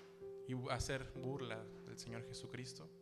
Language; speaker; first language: Spanish; native; Spanish